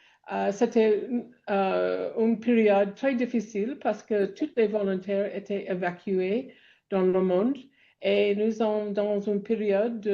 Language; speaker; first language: French; non-native, fluent; English